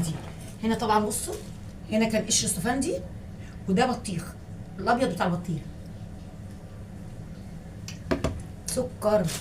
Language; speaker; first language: Arabic; native; Arabic